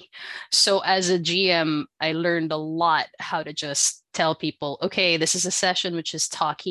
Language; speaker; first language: English; non-native, local second language; Filipino